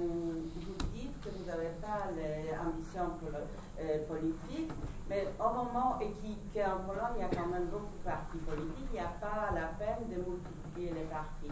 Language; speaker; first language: French; non-native, fluent; Polish